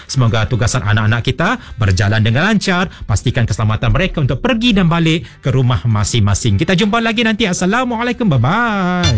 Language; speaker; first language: Malay; native; Malay